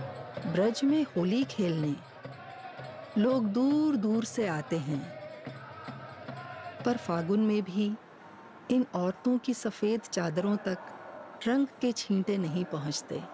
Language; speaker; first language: Hindi; native; Hindi